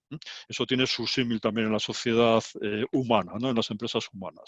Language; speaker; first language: Spanish; native; Spanish